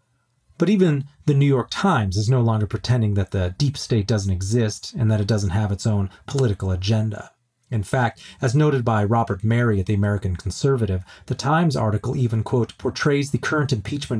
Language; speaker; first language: English; native; English